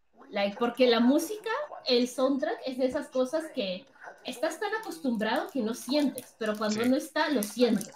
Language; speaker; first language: Spanish; native; Spanish